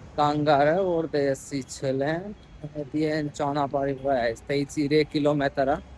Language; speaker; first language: Armenian; non-native, learner; Hindi